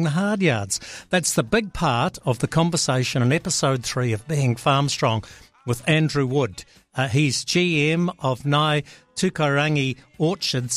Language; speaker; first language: English; native; English